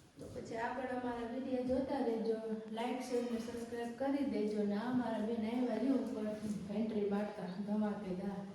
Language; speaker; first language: Gujarati; native; Gujarati